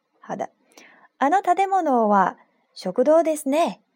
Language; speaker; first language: Japanese; non-native, fluent; Chinese